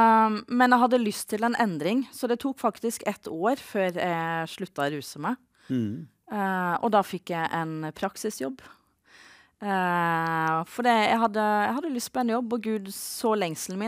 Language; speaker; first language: Norwegian; native; Norwegian